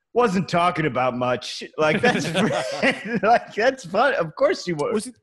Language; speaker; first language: English; native; English